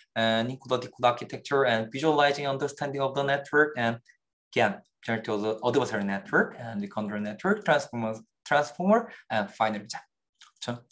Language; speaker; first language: English; non-native, fluent; Korean